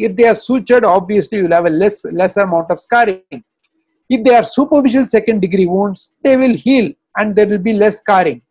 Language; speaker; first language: English; non-native, local second language; Tamil